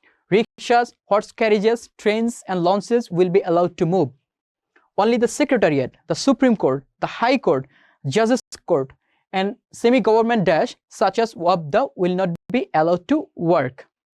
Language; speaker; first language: English; non-native, local second language; Bangla